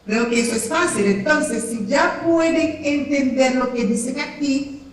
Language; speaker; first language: Spanish; non-native, fluent; French